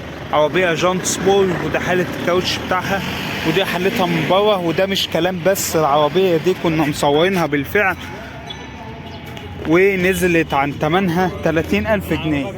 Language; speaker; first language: Arabic; native; Arabic